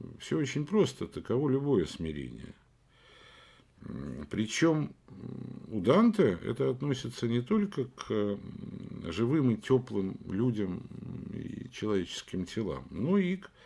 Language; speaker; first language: Russian; native; Russian